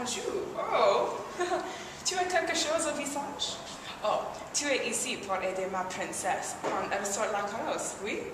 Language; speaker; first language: French; non-native, learner; English